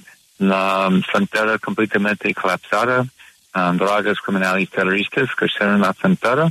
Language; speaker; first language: Spanish; non-native, learner; English